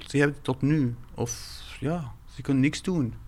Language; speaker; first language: Dutch; non-native, learner; Arabic